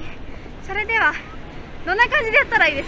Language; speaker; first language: Japanese; native; Japanese